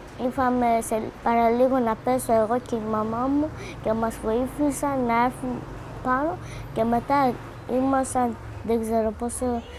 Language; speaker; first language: Greek; early bilingual, other home language; Persian